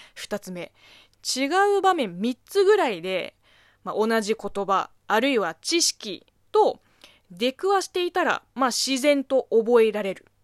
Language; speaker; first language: Japanese; non-native, fluent; Chinese